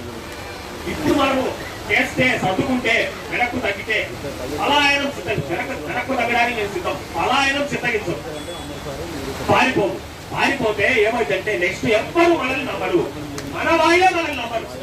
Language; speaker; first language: Telugu; native; Telugu